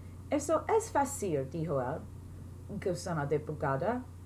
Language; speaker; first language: Spanish; non-native, learner; English